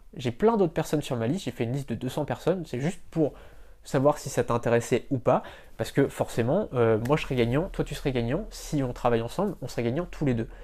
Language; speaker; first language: French; native; French